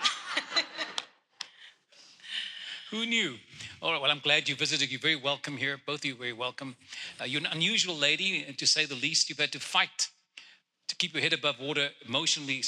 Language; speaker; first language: English; non-native, local second language; Afrikaans